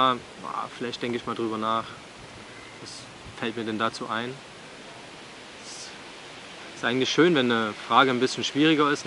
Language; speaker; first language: German; native; German